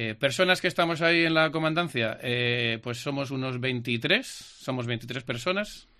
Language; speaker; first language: Spanish; native; Spanish